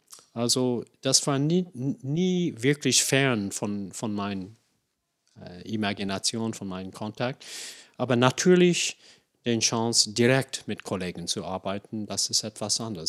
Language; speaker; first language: German; non-native, fluent; English